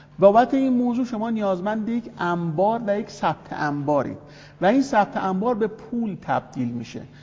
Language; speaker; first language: Persian; native; Persian